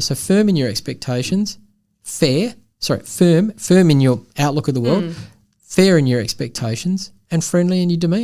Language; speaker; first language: English; native; English